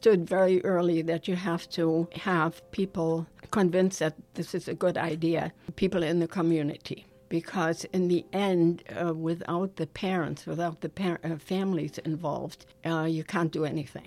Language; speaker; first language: English; non-native, fluent; German